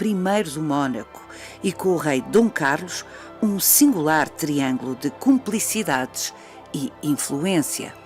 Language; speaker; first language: Portuguese; native; Portuguese